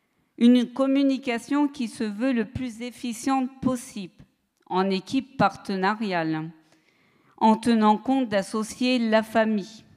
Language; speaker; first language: French; native; French